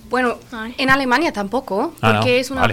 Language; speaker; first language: Spanish; non-native, fluent; German